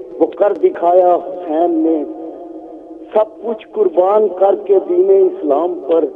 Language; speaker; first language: Urdu; native; Urdu